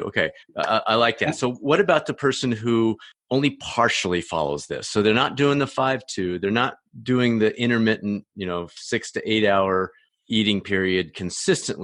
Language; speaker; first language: English; native; English